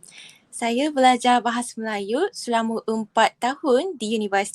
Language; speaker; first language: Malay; non-native, fluent; Japanese